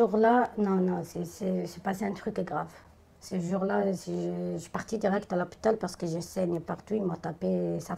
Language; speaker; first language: French; non-native, fluent; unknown